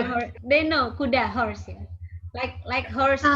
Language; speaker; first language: English; non-native, fluent; Indonesian